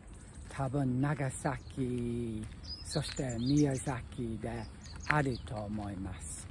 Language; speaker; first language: Japanese; non-native, learner; English